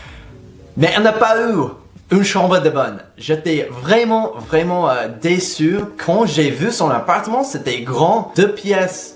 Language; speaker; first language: French; non-native, fluent; English